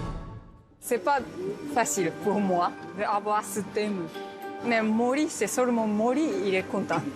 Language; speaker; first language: French; non-native, learner; Japanese